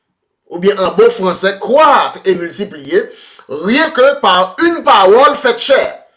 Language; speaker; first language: French; non-native, local second language; Haitian Creole